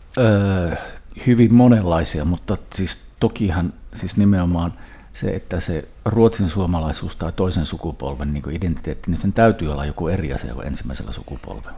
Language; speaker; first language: Finnish; early bilingual, heritage; Finnish